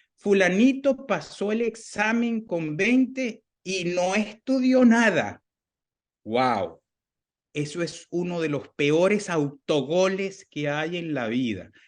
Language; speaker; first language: Spanish; native; Spanish